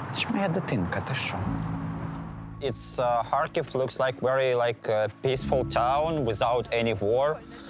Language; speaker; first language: English; non-native, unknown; Ukrainian